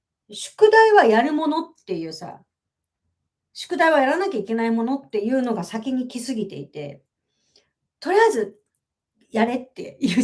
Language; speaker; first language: Japanese; native; Japanese